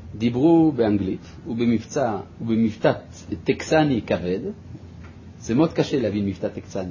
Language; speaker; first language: Hebrew; non-native, fluent; French